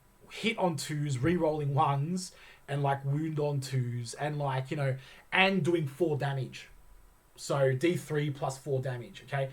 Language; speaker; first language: English; native; English